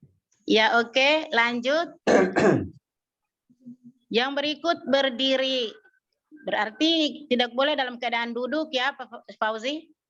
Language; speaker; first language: Indonesian; native; Indonesian